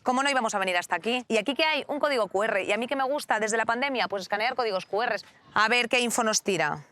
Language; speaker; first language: Spanish; native; Spanish